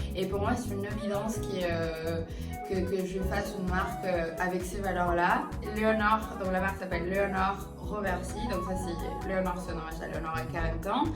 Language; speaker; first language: French; non-native, fluent; Spanish